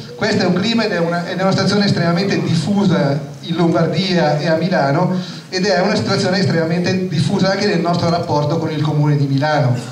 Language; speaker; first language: Italian; native; Italian